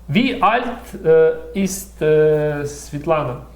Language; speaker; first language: German; non-native, learner; Russian